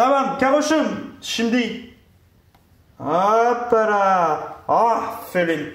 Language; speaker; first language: Turkish; non-native, learner; French